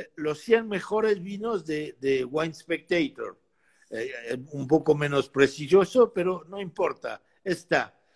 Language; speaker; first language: Spanish; non-native, fluent; French